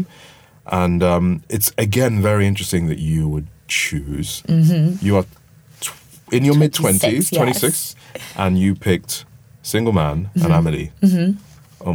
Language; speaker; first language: English; non-native, local second language; Yoruba